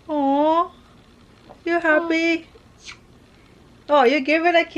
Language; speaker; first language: English; non-native, learner; Haitian Creole